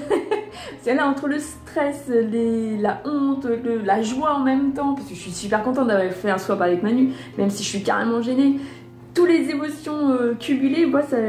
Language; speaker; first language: French; native; French